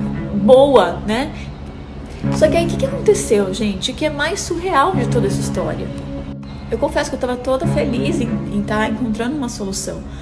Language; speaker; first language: Portuguese; native; Portuguese